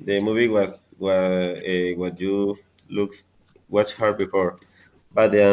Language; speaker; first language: English; non-native, learner; Spanish